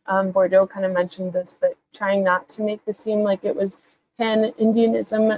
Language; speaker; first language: English; native; English